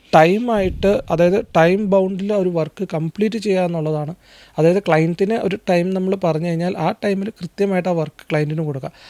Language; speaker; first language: Malayalam; native; Malayalam